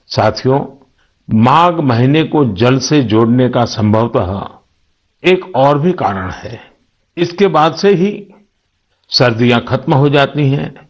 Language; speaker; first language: Hindi; non-native, local second language; Gujarati